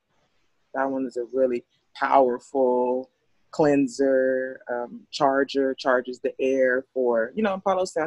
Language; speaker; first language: English; native; English